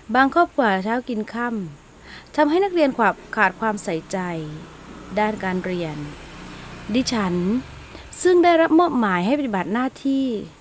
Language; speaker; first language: Thai; non-native, local second language; Malay